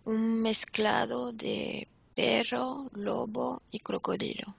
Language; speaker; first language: Spanish; non-native, fluent; French